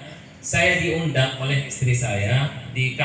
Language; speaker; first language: Indonesian; non-native, fluent; Arabic